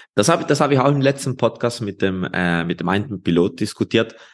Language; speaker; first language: German; non-native, fluent; Spanish